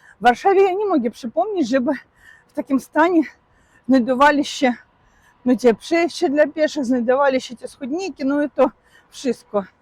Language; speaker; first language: Polish; non-native, fluent; Russian